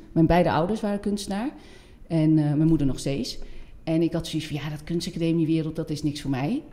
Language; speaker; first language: Dutch; non-native, fluent; French